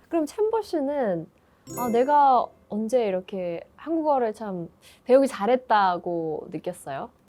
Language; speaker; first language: Korean; native; Korean